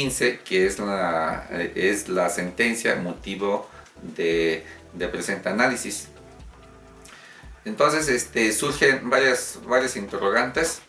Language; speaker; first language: Spanish; native; Spanish